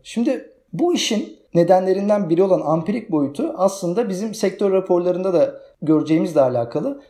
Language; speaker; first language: Turkish; native; Turkish